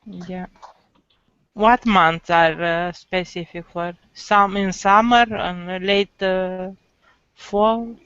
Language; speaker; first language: English; non-native, learner; Romanian